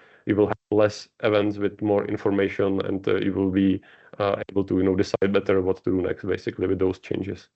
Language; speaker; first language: English; non-native, fluent; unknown